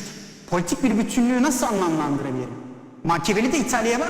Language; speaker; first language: Turkish; native; Turkish